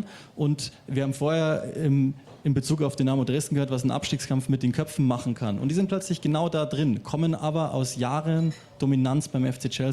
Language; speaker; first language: German; native; German